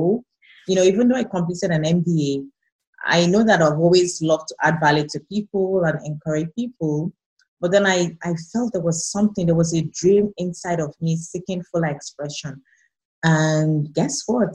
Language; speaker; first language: English; non-native, local second language; Yoruba